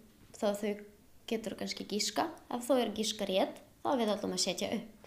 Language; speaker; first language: Icelandic; non-native, learner; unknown